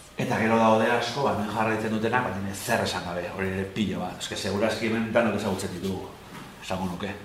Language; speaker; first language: Basque; non-native, local second language; Spanish